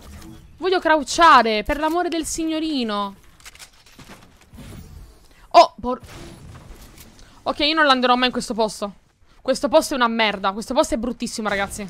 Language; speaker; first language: Italian; native; Italian